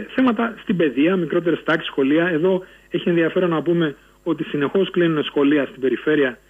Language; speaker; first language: Greek; native; Greek